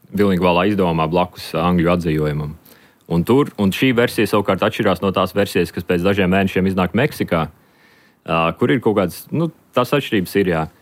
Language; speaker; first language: Latvian; native; Latvian